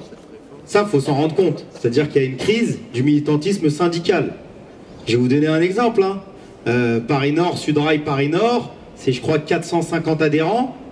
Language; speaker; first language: French; native; French